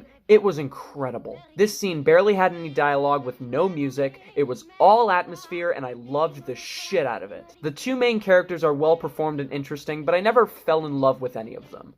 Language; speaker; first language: English; native; English